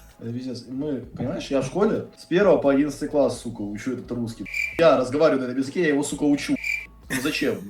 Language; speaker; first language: Russian; native; Russian